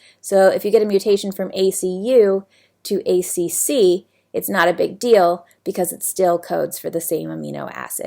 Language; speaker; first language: English; native; English